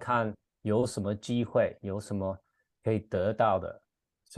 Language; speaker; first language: Chinese; non-native, fluent; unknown